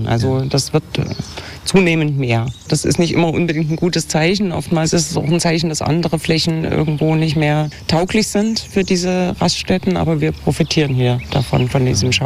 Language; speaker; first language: German; native; German